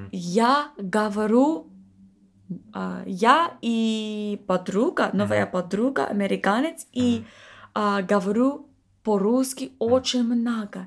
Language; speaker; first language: Russian; non-native, learner; English